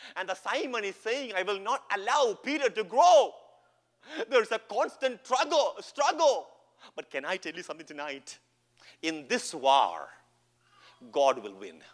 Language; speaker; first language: English; non-native, local second language; Malayalam